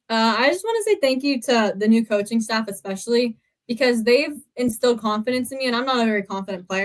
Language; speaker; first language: English; native; English